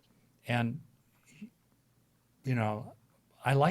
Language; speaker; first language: English; native; English